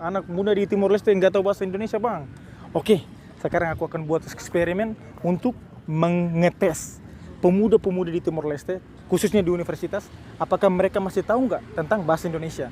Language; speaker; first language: Indonesian; non-native, local second language; Tetum